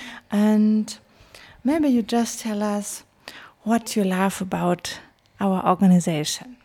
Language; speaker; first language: English; non-native, fluent; German